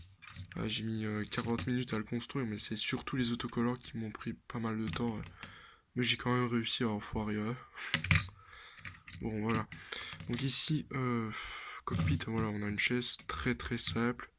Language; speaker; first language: French; native; French